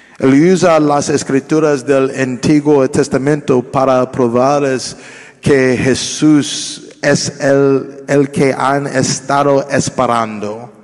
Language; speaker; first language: Spanish; non-native, learner; English